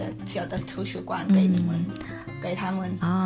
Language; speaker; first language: Chinese; non-native, learner; Thai